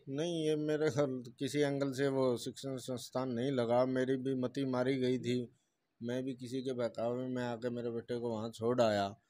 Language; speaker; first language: Hindi; native; Hindi